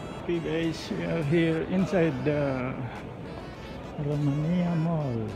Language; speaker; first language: English; non-native, local second language; Filipino